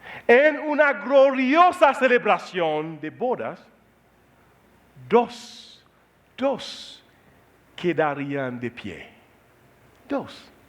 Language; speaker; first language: Spanish; non-native, learner; Haitian Creole